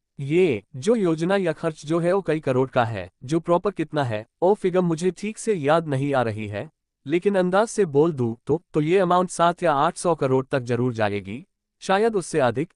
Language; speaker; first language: Hindi; non-native, local second language; Marathi